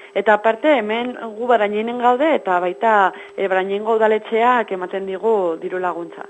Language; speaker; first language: Basque; non-native, local second language; Spanish